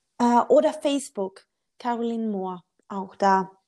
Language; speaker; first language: German; non-native, learner; Swedish